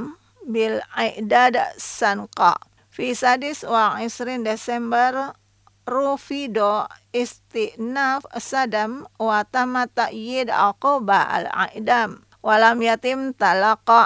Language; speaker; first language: Arabic; non-native, fluent; Indonesian